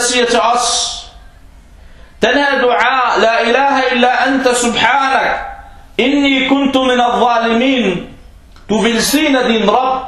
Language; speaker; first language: Danish; non-native, local second language; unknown